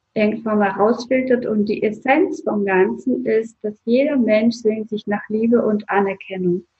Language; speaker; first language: German; non-native, fluent; Russian